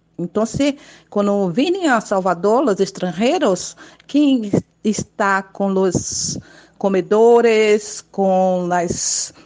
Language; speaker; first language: Spanish; non-native, fluent; Portuguese